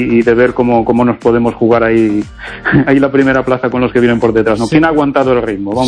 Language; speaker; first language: Spanish; native; Spanish